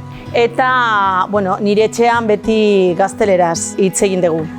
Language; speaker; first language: Basque; non-native, local second language; Spanish